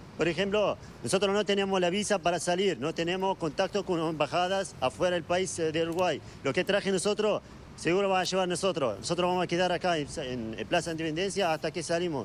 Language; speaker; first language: Spanish; non-native, learner; Arabic